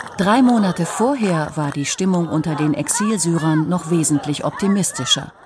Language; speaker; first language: German; native; German